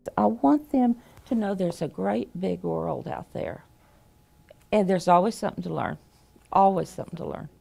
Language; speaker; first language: English; native; English